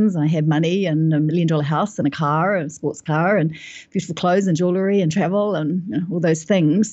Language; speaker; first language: English; native; English